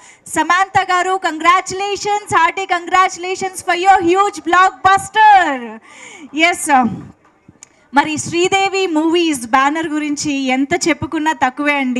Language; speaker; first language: Telugu; native; Telugu